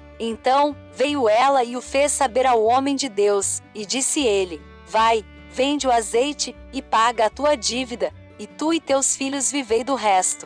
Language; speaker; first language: Portuguese; native; Portuguese